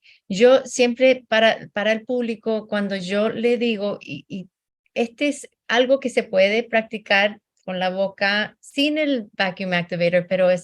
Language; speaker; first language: Spanish; non-native, fluent; English